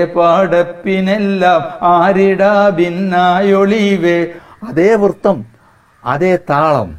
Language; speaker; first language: Malayalam; native; Malayalam